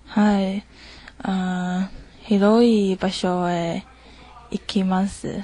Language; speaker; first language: Japanese; non-native, learner; Chinese